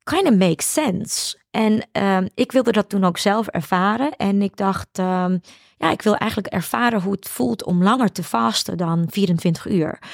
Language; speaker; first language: Dutch; early bilingual, other home language; Ukrainian